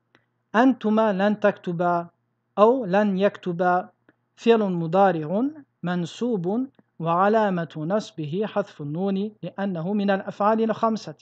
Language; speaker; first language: Arabic; non-native, fluent; French